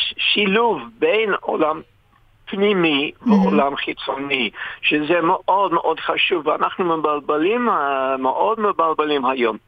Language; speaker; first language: Hebrew; non-native, fluent; English